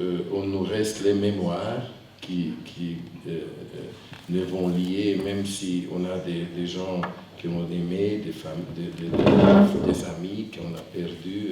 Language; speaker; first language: French; non-native, fluent; Hungarian